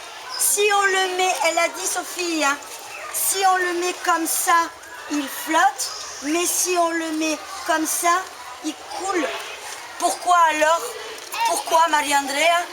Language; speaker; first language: French; native; French